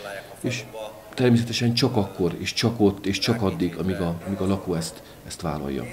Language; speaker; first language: Hungarian; native; Hungarian